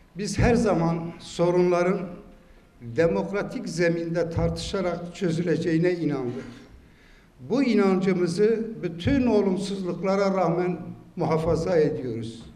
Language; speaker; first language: Turkish; non-native, local second language; Kurdish